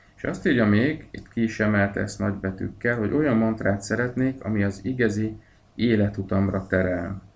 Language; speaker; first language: Hungarian; native; Hungarian